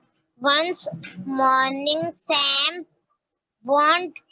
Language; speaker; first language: English; non-native, learner; Hindi